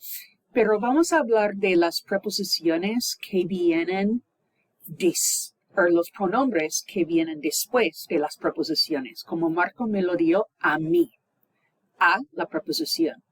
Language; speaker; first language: Spanish; non-native, fluent; English